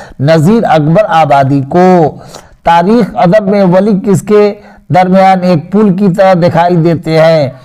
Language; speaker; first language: Urdu; native; Urdu